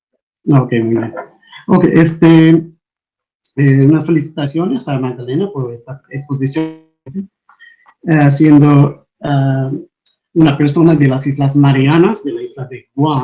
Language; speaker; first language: Spanish; non-native, fluent; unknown